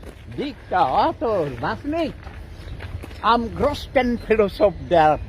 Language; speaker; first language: German; non-native, learner; Bangla